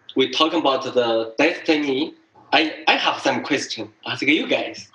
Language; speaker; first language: English; non-native, learner; Chinese